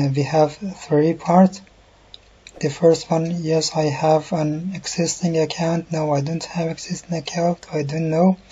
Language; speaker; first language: English; non-native, learner; Persian